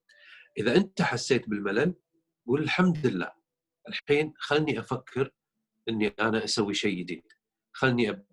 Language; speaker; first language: Arabic; native; Arabic